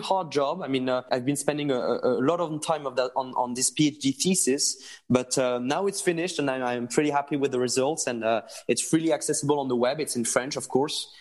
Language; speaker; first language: English; non-native, fluent; French